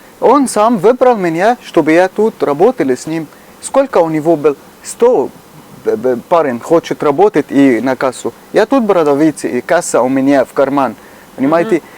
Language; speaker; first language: Russian; non-native, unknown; Arabic